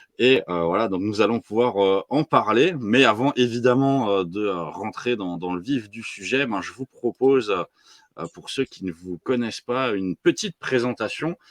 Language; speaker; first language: French; native; French